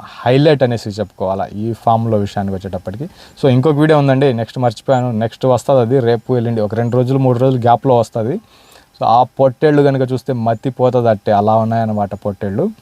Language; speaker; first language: Telugu; non-native, local second language; Urdu